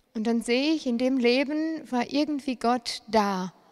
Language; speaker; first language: German; native; German